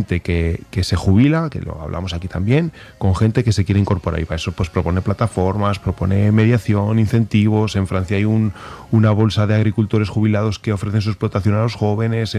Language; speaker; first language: Spanish; native; Spanish